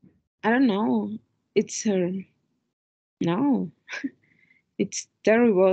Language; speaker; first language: English; non-native, learner; Spanish